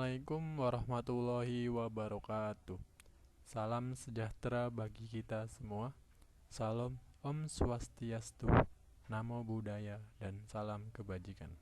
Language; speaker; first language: Indonesian; native; Indonesian